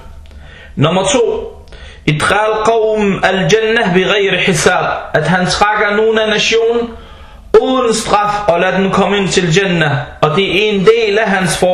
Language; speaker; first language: Danish; non-native, fluent; Arabic